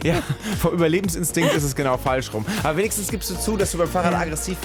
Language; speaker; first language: German; native; German